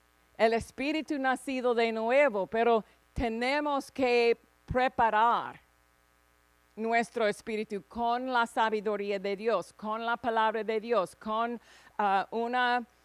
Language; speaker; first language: Spanish; non-native, fluent; English